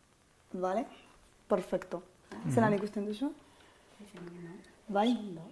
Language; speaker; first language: Basque; non-native, local second language; Spanish